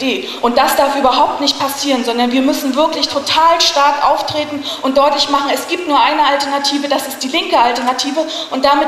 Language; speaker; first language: German; native; German